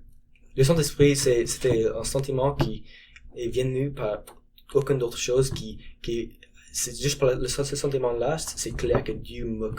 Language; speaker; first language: French; non-native, learner; English